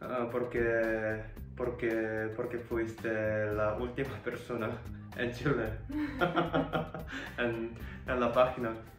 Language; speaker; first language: Spanish; non-native, learner; Korean